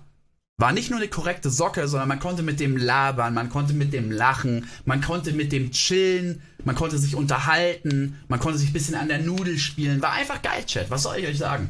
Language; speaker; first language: German; native; German